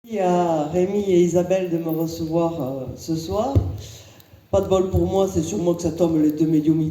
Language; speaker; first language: French; native; French